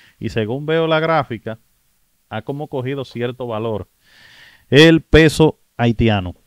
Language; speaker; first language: Spanish; native; Spanish